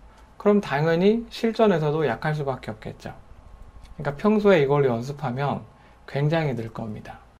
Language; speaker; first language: Korean; native; Korean